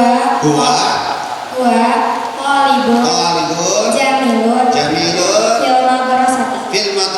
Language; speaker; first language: Arabic; non-native, learner; Indonesian